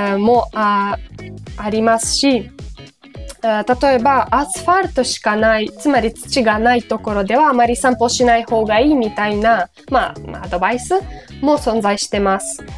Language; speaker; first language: Japanese; non-native, fluent; Ukrainian